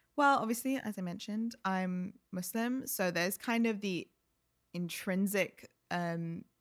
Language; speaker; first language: English; native; English